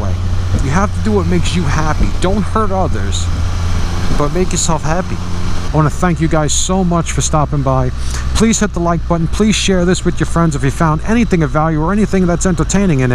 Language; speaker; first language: English; native; English